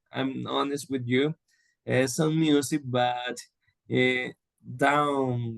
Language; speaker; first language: English; non-native, learner; Spanish